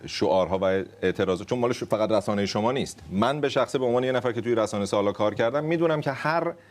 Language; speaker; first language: Persian; native; Persian